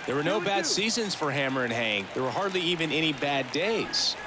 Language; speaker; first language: English; native; English